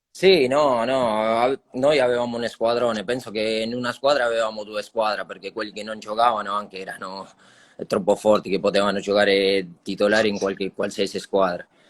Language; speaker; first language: Italian; non-native, fluent; Spanish